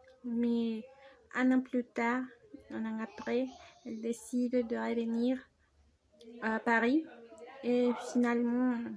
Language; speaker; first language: French; non-native, learner; Spanish